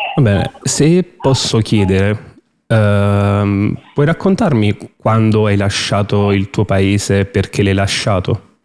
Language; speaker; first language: Italian; native; Italian